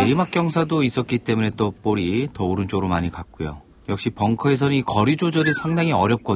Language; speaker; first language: Korean; native; Korean